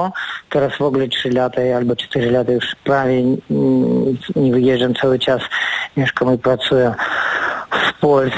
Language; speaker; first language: Polish; non-native, fluent; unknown